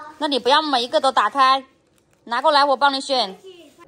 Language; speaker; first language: Chinese; native; Chinese